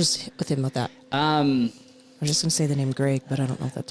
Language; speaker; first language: English; native; English